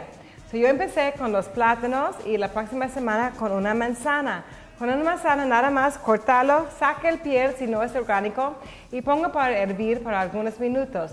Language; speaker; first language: Spanish; non-native, learner; English